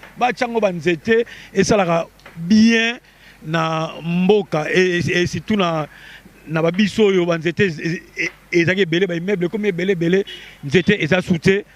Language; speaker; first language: Lingala; native; Lingala